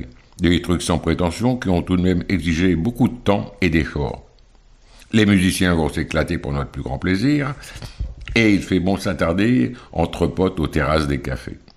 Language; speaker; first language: French; native; French